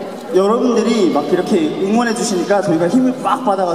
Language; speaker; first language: Korean; native; Korean